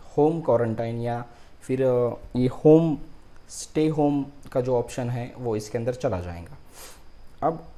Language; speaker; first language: Hindi; non-native, local second language; Marathi